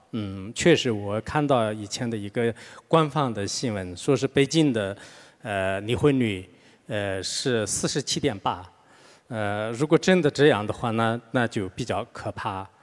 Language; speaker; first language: Chinese; non-native, local second language; Tibetan